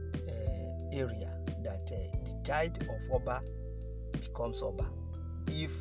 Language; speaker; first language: English; non-native, local second language; Yoruba